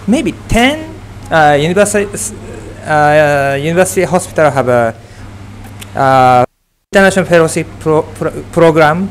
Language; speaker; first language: English; non-native, fluent; Japanese